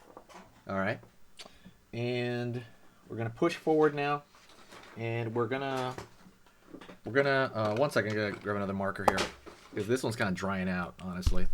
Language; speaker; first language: English; native; English